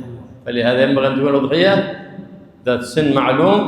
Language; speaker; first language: Arabic; native; Arabic